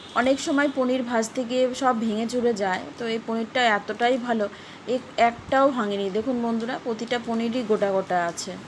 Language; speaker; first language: Bangla; native; Bangla